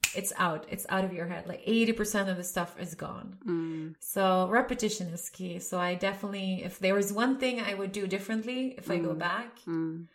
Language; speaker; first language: English; non-native, fluent; Swedish